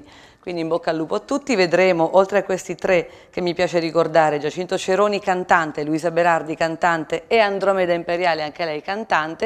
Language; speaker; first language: Italian; native; Italian